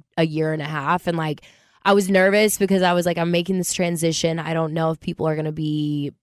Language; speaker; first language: English; native; English